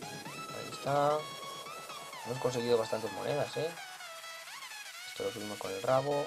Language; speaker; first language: Spanish; native; Spanish